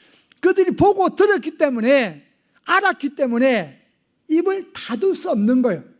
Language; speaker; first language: Korean; native; Korean